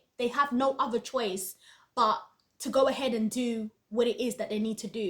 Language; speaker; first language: English; native; English